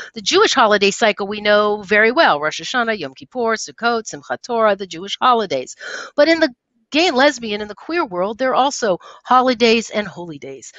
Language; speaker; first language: English; native; English